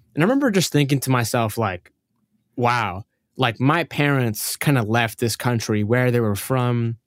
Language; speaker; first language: English; early bilingual, other home language; Arabic